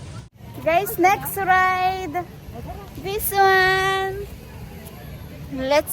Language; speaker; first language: English; non-native, local second language; Filipino